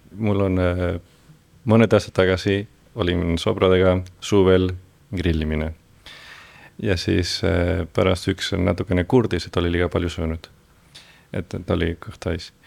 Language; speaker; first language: Estonian; non-native, fluent; Spanish